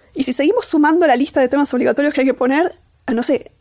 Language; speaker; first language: Spanish; native; Spanish